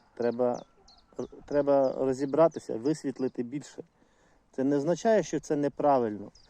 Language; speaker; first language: Ukrainian; non-native, local second language; Russian